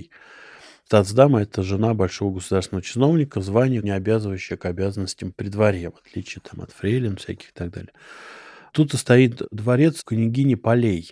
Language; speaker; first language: Russian; native; Russian